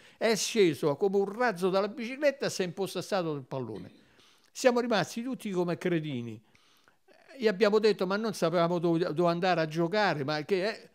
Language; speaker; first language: Italian; native; Italian